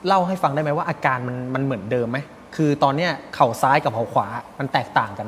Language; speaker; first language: Thai; native; Thai